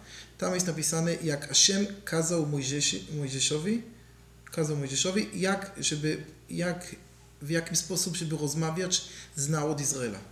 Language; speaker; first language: Polish; non-native, learner; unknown